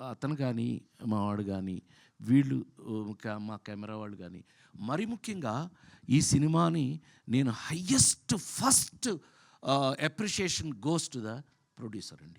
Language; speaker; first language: Telugu; native; Telugu